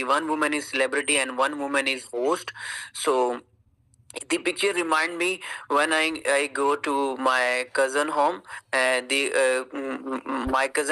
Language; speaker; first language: English; non-native, learner; Urdu